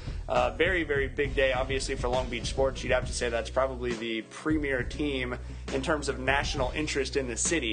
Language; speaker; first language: English; native; English